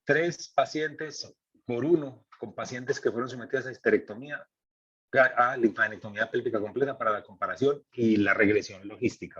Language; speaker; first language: Spanish; native; Spanish